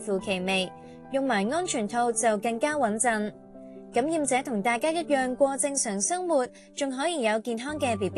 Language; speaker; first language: Chinese; non-native, local second language; Cantonese